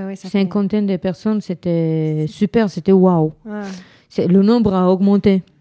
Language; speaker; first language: French; non-native, fluent; Romanian